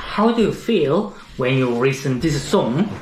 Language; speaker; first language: English; non-native, learner; Korean